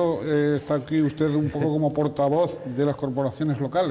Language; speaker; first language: Spanish; native; Spanish